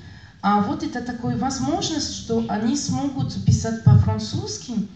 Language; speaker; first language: Russian; non-native, learner; French